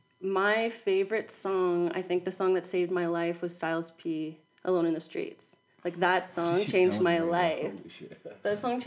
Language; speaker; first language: English; native; English